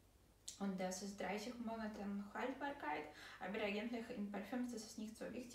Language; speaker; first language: German; non-native, fluent; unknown